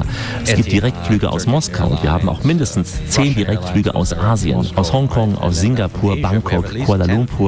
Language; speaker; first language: German; native; German